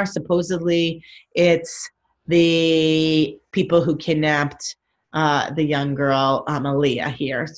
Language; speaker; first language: English; native; English